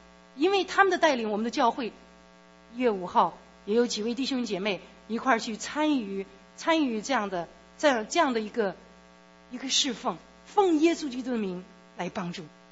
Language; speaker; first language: Chinese; native; Chinese